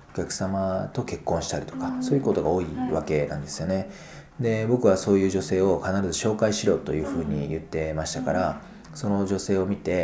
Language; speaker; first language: Japanese; native; Japanese